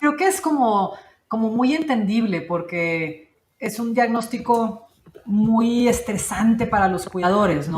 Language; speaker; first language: Spanish; native; Spanish